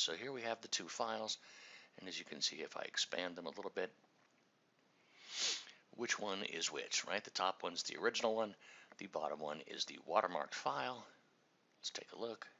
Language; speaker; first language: English; native; English